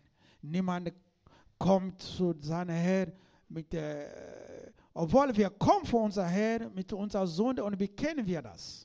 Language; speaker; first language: German; non-native, learner; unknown